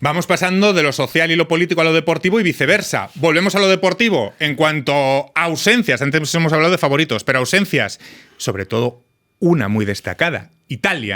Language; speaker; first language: Spanish; native; Spanish